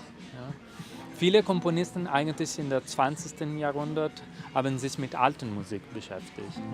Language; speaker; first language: German; non-native, fluent; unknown